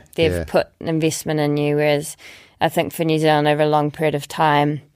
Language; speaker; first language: English; native; English